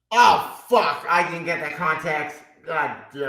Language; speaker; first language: English; native; English